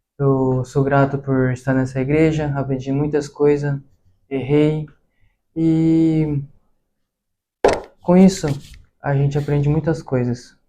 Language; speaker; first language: Portuguese; early bilingual, heritage; Portuguese